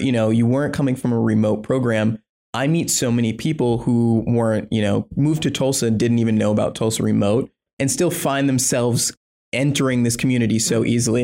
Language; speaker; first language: English; native; English